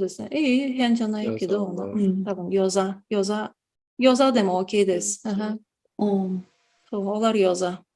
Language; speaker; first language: Japanese; non-native, fluent; Tatar